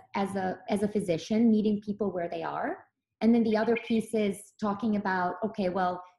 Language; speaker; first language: English; early bilingual, other home language; Serbian